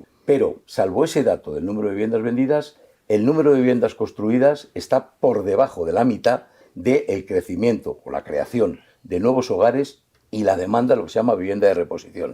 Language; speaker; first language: Spanish; native; Spanish